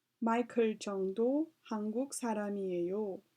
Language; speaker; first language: Korean; non-native, learner; English